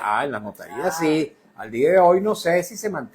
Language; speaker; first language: Spanish; native; Spanish